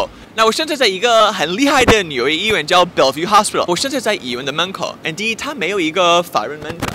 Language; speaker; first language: Chinese; non-native, fluent; English